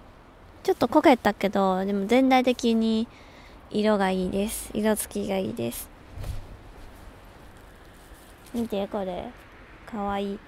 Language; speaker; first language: Japanese; non-native, fluent; Chinese